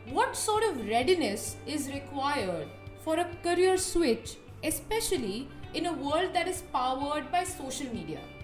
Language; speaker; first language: English; non-native, local second language; Hindi